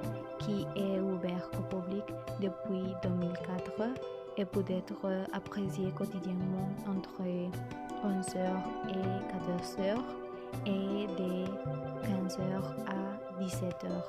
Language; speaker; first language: French; non-native, learner; Spanish